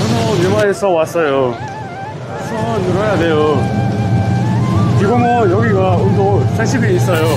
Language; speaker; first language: Korean; non-native, learner; Burmese